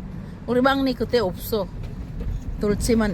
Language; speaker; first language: Korean; non-native, learner; Filipino